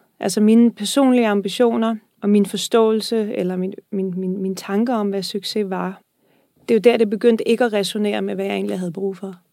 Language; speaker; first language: Danish; native; Danish